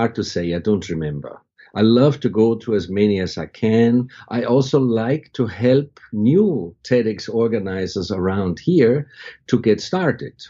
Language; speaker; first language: English; non-native, fluent; German